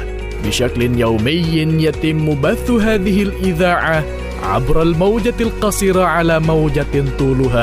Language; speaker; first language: Arabic; non-native, fluent; Indonesian